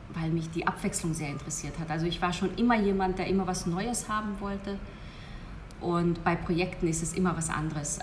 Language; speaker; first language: German; early bilingual, heritage; Hungarian